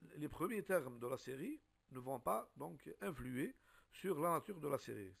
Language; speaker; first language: French; non-native, local second language; Arabic